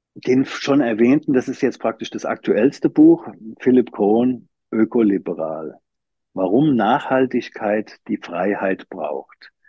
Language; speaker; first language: German; native; German